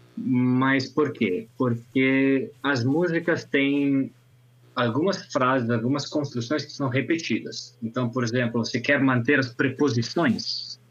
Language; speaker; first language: Portuguese; non-native, fluent; Italian